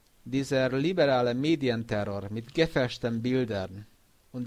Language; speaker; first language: German; non-native, fluent; Hungarian